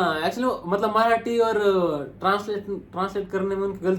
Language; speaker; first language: Hindi; non-native, local second language; Marathi